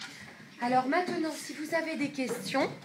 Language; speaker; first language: French; native; French